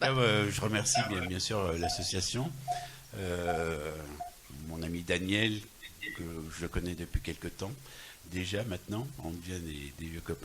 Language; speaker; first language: French; native; French